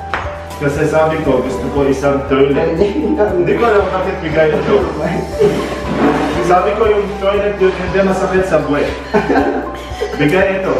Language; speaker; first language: Filipino; non-native, learner; Arabic